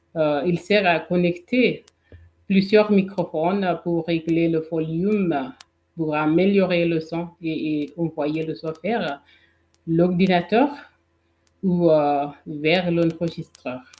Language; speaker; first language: French; non-native, fluent; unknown